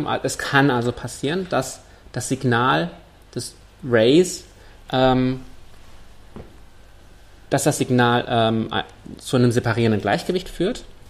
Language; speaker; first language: German; non-native, fluent; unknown